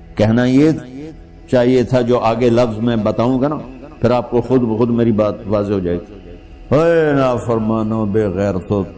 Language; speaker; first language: Urdu; non-native, local second language; Punjabi